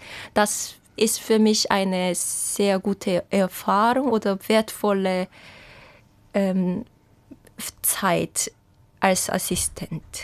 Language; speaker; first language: German; non-native, fluent; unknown